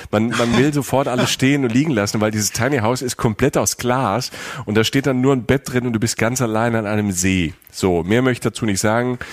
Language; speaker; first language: German; native; German